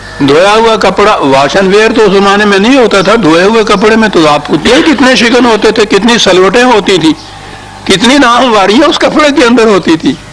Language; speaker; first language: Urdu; non-native, local second language; Punjabi